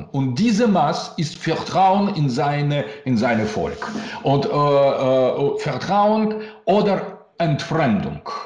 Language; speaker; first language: German; non-native, learner; Russian